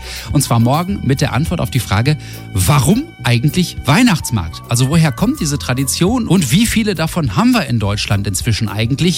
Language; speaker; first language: German; native; German